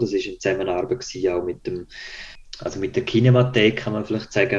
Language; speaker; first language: German; native; German